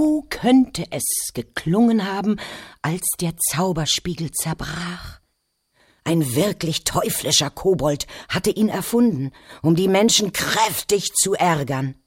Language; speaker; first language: German; native; German